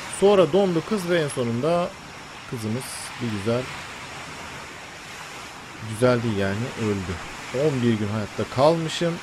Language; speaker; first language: Turkish; native; Turkish